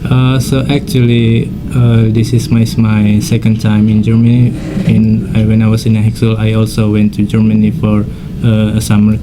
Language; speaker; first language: English; non-native, fluent; Indonesian